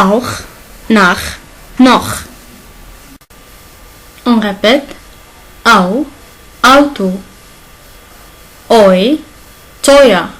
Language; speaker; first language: French; non-native, local second language; Arabic